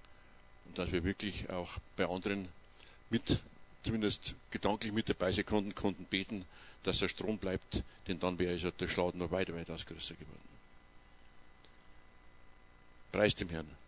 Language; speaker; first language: German; native; German